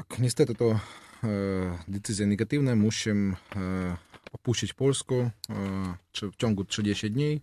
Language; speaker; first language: Polish; non-native, learner; Russian